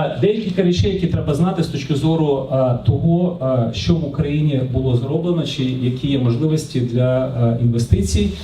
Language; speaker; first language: Ukrainian; non-native, local second language; Russian